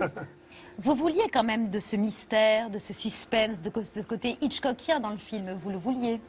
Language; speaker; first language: French; native; French